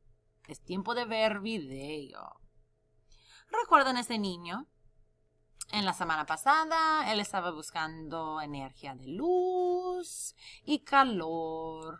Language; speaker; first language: Spanish; non-native, fluent; English